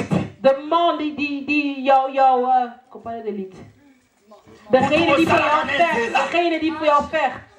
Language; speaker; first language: Dutch; non-native, fluent; Lingala